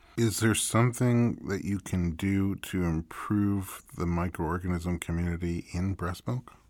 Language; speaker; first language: English; native; English